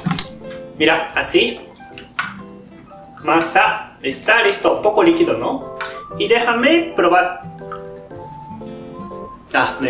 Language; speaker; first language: Spanish; non-native, learner; Japanese